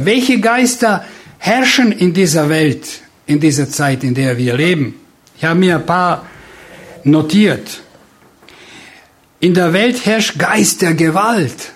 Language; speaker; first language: German; non-native, fluent; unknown